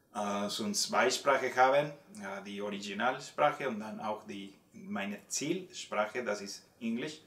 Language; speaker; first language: German; non-native, learner; Spanish